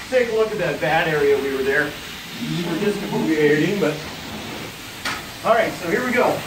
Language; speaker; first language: English; native; English